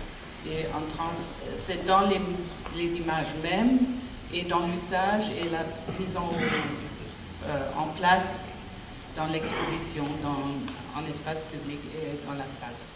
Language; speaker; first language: French; non-native, fluent; German